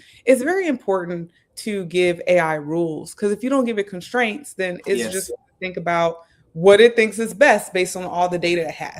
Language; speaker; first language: English; native; English